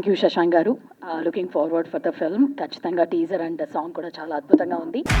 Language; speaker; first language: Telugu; native; Telugu